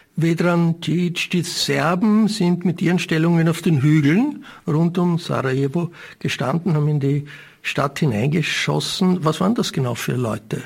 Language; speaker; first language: German; native; German